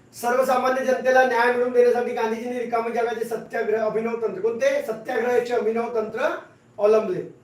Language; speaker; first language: Marathi; non-native, local second language; Hindi